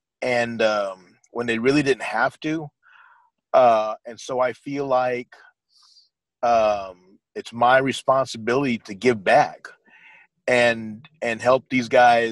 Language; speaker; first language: English; native; English